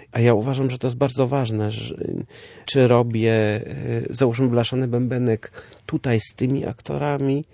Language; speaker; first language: Polish; early bilingual, other home language; German